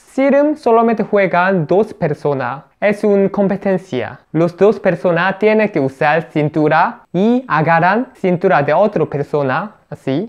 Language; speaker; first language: Spanish; non-native, learner; Korean